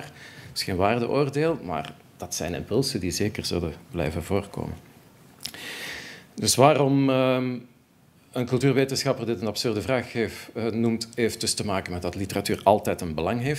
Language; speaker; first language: Dutch; native; Dutch